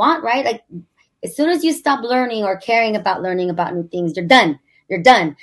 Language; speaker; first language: English; native; English